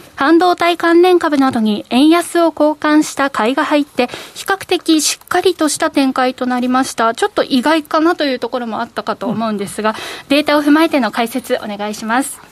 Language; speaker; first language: Japanese; native; Japanese